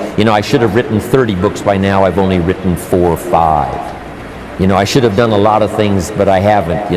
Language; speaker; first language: English; native; English